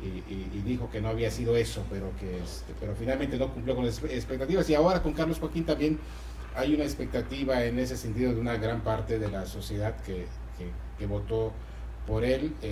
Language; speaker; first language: Spanish; native; Spanish